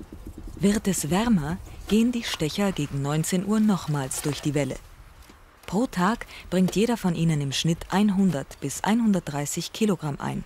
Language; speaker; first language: German; native; German